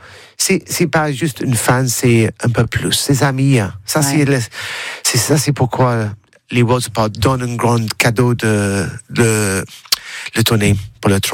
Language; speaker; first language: French; non-native, learner; English